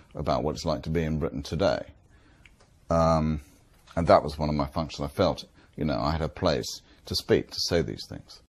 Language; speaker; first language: English; native; English